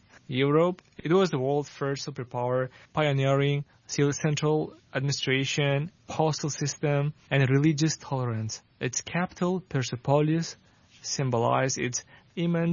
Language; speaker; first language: English; non-native, fluent; Tajik